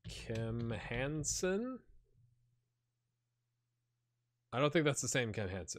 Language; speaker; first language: English; native; English